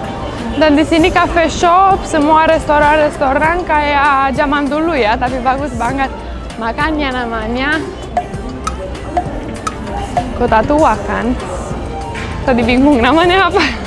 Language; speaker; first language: Indonesian; non-native, fluent; Romanian